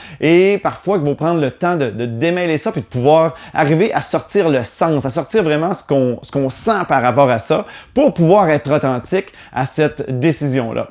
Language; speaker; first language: French; native; French